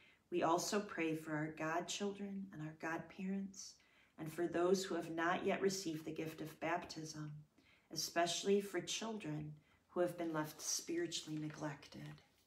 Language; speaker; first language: English; native; English